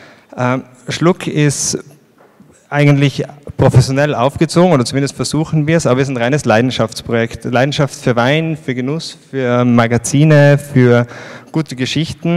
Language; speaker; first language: German; native; German